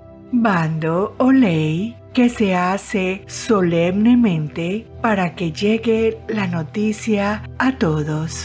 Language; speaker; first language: Spanish; native; Spanish